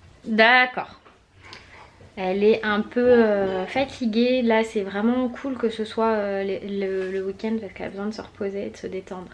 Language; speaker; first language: French; native; French